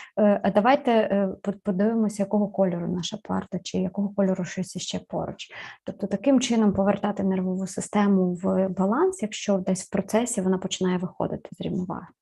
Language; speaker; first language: Ukrainian; native; Ukrainian